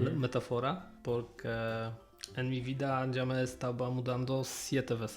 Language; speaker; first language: Spanish; non-native, learner; Polish